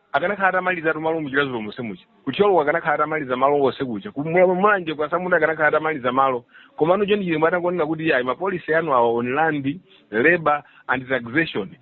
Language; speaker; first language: Nyanja; native; Nyanja